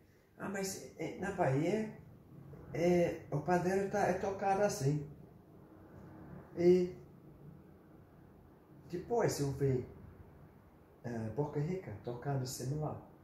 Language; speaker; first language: Portuguese; non-native, learner; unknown